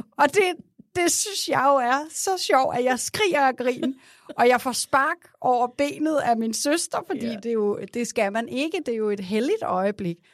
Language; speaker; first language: Danish; native; Danish